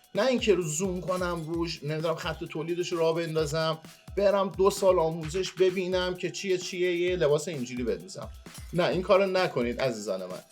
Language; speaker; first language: Persian; non-native, local second language; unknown